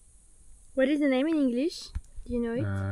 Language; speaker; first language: English; non-native, learner; French